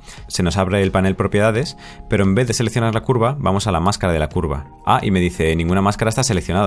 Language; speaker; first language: Spanish; native; Spanish